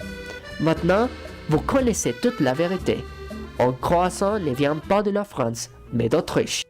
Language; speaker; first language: French; non-native, learner; Spanish